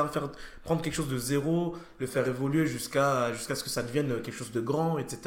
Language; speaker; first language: French; early bilingual, other home language; Ewe